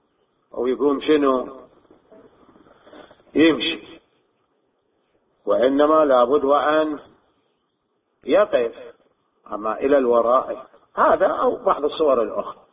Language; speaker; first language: Arabic; native; Arabic